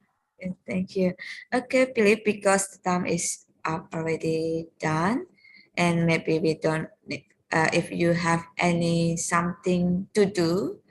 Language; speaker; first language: English; non-native, learner; Indonesian